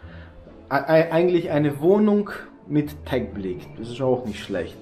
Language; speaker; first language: German; native; German